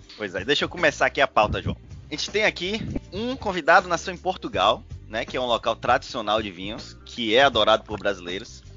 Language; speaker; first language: Portuguese; native; Portuguese